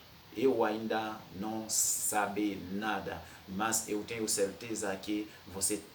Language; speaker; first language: Portuguese; non-native, fluent; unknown